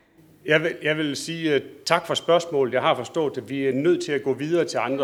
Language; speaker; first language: Danish; native; Danish